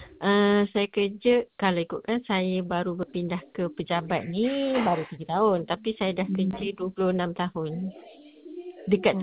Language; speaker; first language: Malay; native; Malay